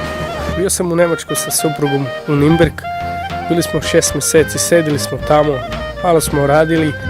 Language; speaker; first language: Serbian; non-native, local second language; Romany